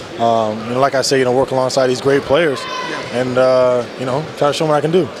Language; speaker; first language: English; native; English